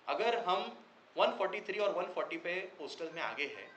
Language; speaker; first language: Hindi; non-native, local second language; Marathi